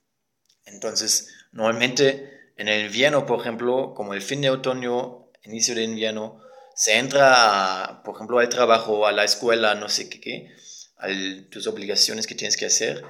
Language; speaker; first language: Spanish; non-native, fluent; German